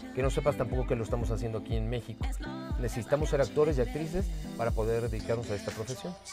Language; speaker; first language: Spanish; native; Spanish